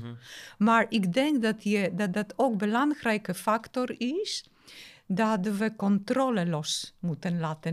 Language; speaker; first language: Dutch; non-native, fluent; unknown